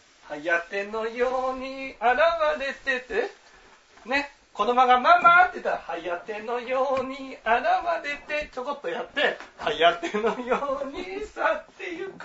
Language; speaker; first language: Japanese; native; Japanese